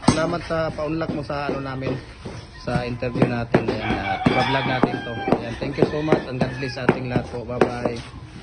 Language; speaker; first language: Filipino; non-native, local second language; Cebuano